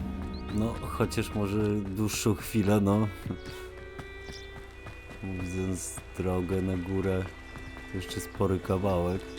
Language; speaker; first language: Polish; native; Polish